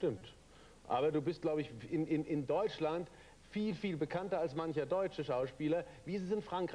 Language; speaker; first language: German; native; German